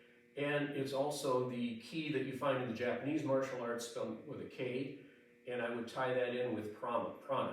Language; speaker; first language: English; native; English